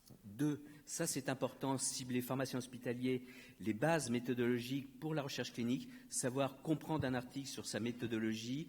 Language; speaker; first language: French; native; French